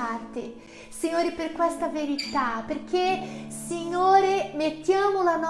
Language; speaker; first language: Italian; non-native, fluent; Portuguese